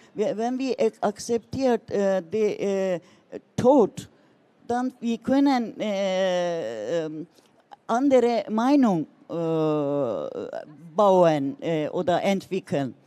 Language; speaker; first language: German; non-native, learner; Turkish